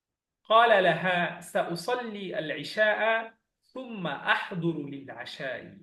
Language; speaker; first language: Arabic; non-native, fluent; Bangla